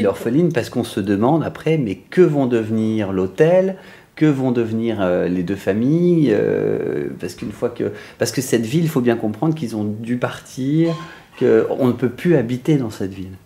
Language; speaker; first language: French; native; French